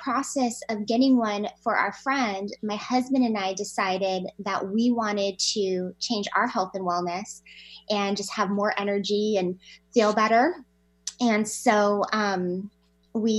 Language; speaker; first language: English; native; English